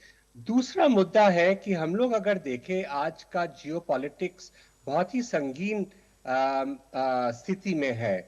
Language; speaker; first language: Hindi; native; Hindi